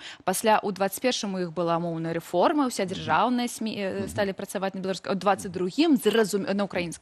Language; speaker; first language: Belarusian; native; Belarusian